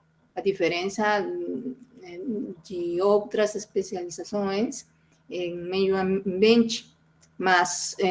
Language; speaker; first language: Portuguese; non-native, fluent; Spanish